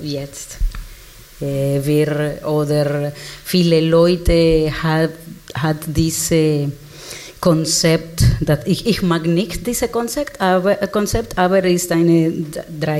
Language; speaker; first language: German; non-native, learner; Spanish